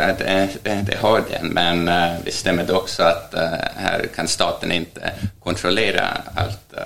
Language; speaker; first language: Swedish; non-native, fluent; Estonian